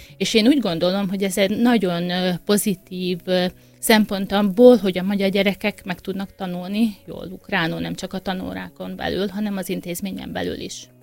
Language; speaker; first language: Hungarian; native; Hungarian